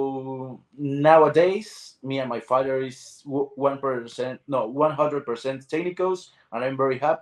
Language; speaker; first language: English; non-native, learner; Spanish